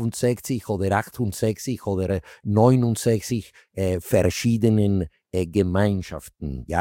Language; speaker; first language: German; non-native, fluent; Spanish